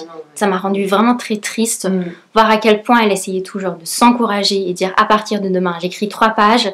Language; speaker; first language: French; native; French